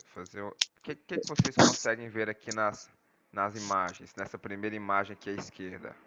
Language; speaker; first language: Portuguese; native; Portuguese